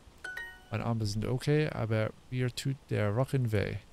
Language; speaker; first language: German; non-native, learner; English